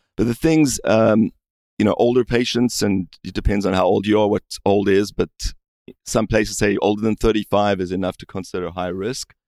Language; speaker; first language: English; native; English